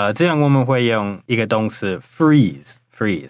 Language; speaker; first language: Chinese; non-native, fluent; English